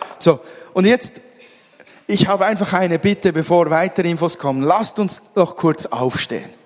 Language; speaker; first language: German; native; German